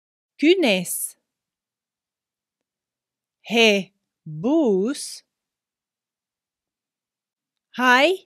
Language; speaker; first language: Greek; non-native, fluent; English